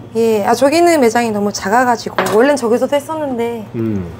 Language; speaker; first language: Korean; native; Korean